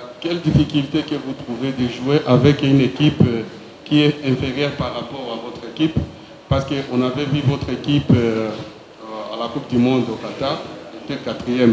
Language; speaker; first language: French; non-native, learner; Swahili